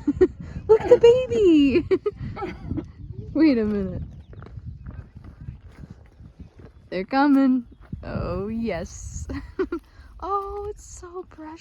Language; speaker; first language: English; native; English